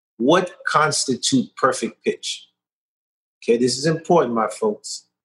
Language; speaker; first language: English; early bilingual, other home language; Haitian Creole